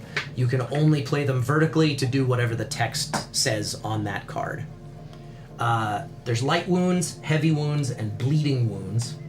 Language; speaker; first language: English; native; English